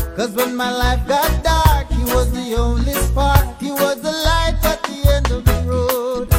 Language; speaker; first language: English; non-native, local second language; Akan